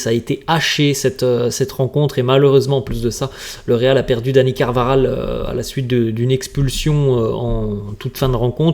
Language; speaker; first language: French; native; French